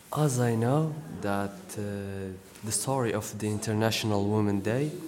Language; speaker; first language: English; non-native, fluent; Arabic